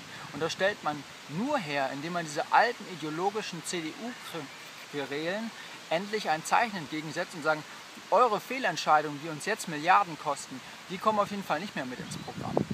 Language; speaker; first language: German; native; German